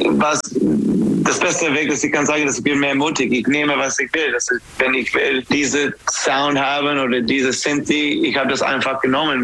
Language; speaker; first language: German; non-native, learner; English